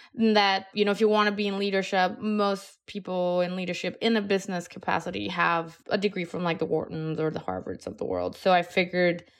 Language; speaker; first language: English; non-native, fluent; Spanish